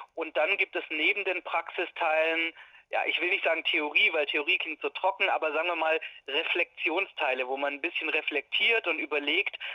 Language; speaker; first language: German; native; German